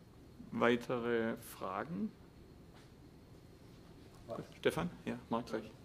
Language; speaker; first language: German; native; German